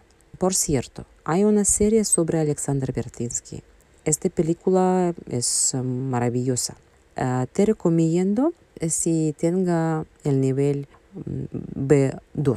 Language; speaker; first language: Spanish; non-native, fluent; Russian